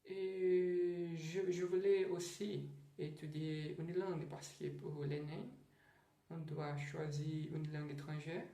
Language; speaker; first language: French; non-native, learner; Portuguese